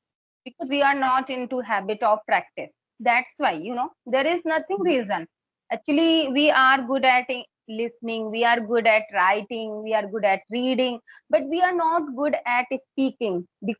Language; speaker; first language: English; non-native, fluent; Hindi